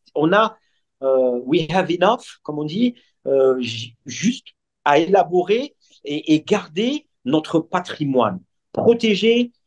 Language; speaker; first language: French; non-native, local second language; Arabic